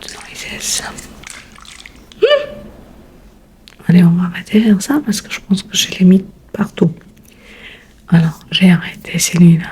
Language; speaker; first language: French; non-native, learner; Spanish